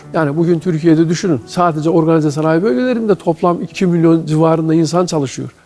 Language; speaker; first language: Turkish; native; Turkish